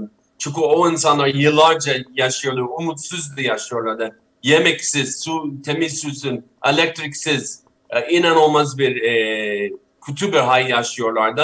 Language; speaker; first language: Turkish; non-native, fluent; English